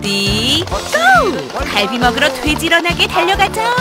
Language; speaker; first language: Korean; native; Korean